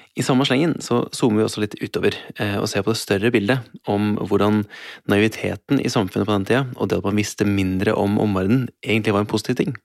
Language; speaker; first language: Norwegian; native; Norwegian